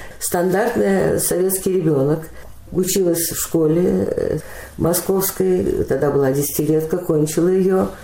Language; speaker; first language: Russian; native; Russian